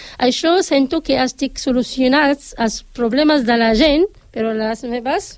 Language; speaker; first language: Catalan; non-native, fluent; Arabic